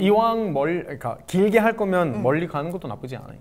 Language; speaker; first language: Korean; non-native, fluent; Arabic